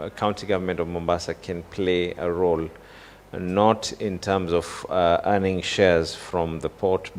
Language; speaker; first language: English; non-native, local second language; Swahili